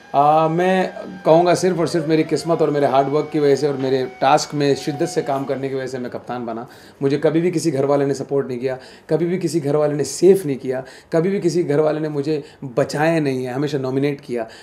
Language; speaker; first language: Hindi; native; Hindi